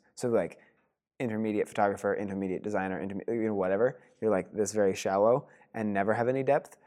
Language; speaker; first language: English; native; English